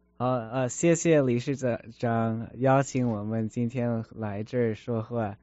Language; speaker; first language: Chinese; early bilingual, heritage; Chinese